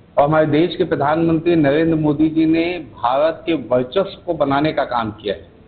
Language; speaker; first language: Hindi; native; Hindi